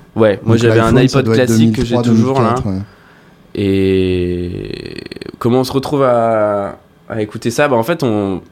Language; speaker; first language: French; native; French